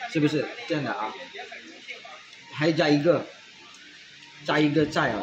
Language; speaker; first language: Chinese; non-native, fluent; Filipino